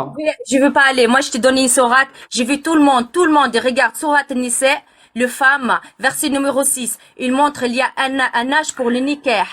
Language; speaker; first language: French; non-native, learner; Arabic